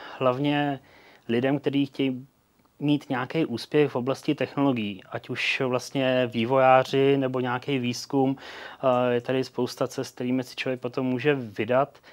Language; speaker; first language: Czech; early bilingual, other home language; Polish